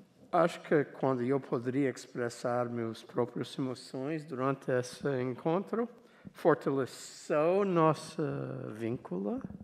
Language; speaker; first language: Portuguese; non-native, fluent; English